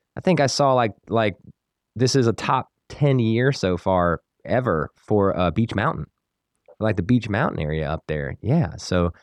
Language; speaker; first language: English; native; English